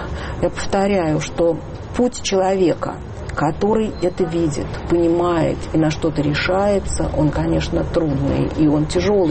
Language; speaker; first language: Russian; native; Russian